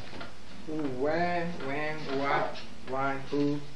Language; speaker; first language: English; non-native, learner; Portuguese